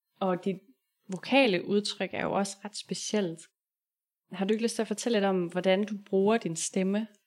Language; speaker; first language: Danish; native; Danish